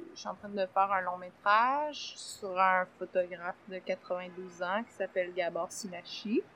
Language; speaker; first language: French; native; French